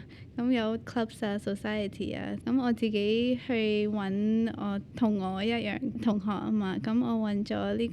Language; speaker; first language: Cantonese; early bilingual, other home language; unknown